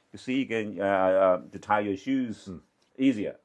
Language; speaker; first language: English; non-native, learner; Chinese